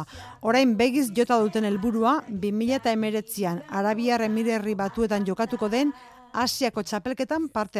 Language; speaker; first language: Basque; native; Basque